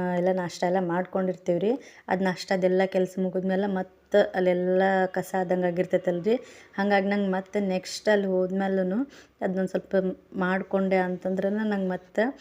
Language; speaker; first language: Kannada; native; Kannada